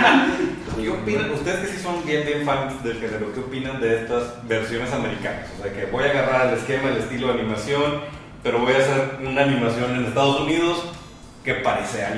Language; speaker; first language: Spanish; native; Spanish